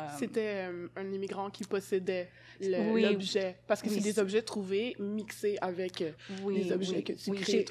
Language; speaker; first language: French; native; French